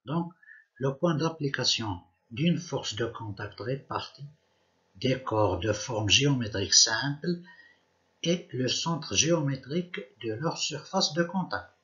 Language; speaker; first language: French; non-native, local second language; Arabic